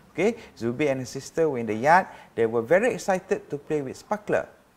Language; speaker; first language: English; non-native, local second language; Malay